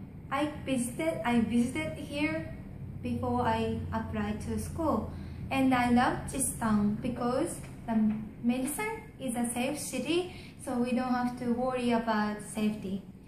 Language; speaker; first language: English; non-native, learner; Japanese